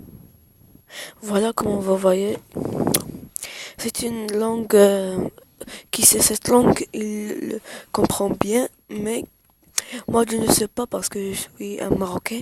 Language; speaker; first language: French; non-native, learner; Arabic